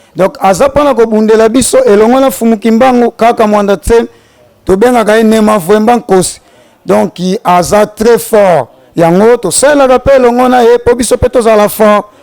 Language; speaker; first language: Lingala; non-native, local second language; Kongo